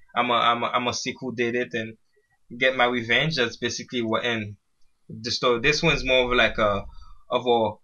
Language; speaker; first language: English; early bilingual, other home language; Haitian Creole